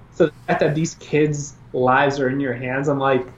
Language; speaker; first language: English; early bilingual, other home language; Albanian